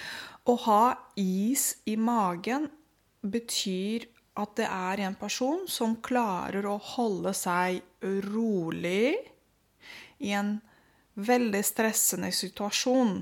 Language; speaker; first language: Norwegian; non-native, fluent; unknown